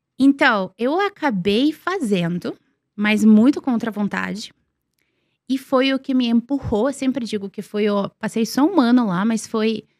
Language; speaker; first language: Portuguese; non-native, fluent; Serbian